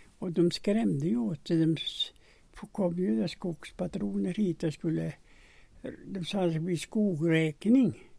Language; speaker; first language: Swedish; native; Swedish